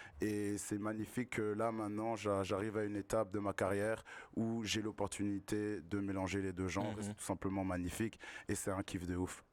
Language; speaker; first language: French; native; French